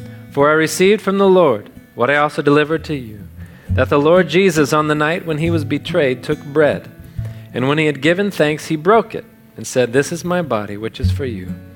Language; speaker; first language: English; native; English